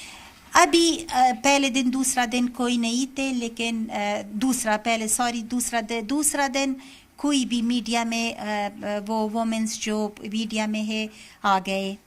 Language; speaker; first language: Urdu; non-native, learner; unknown